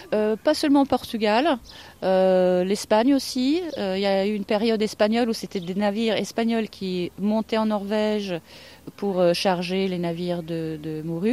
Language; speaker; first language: French; non-native, fluent; Norwegian